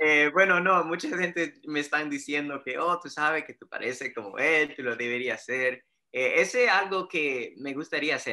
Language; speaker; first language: Spanish; early bilingual, heritage; Spanish